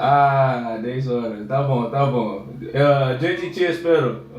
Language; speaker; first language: Portuguese; non-native, learner; English